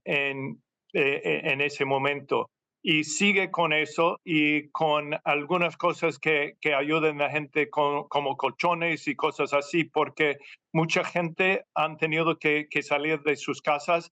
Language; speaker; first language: Spanish; non-native, fluent; English